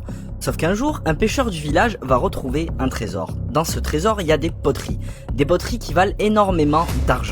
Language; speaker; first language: French; native; French